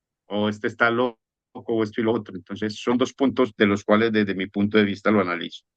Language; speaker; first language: Spanish; native; Spanish